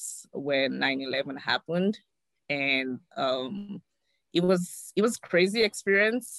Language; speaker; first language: English; non-native, local second language; Yoruba